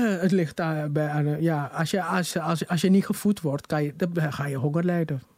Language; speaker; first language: Dutch; native; Dutch